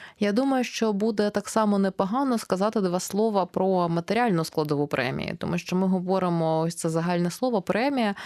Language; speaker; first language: Ukrainian; native; Ukrainian